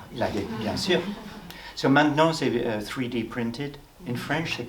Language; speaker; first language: French; non-native, learner; English